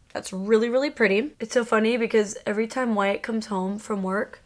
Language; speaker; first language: English; early bilingual, other home language; Spanish